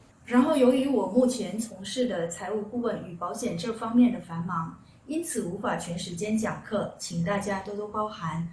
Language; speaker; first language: Chinese; native; Chinese